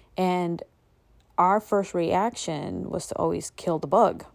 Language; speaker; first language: English; native; English